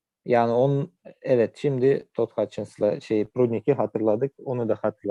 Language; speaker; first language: Turkish; non-native, fluent; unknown